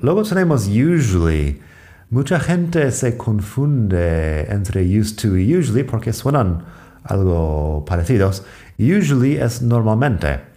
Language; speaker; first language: Spanish; non-native, fluent; English